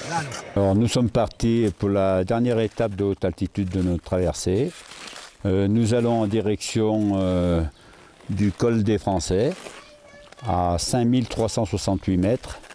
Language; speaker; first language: French; native; French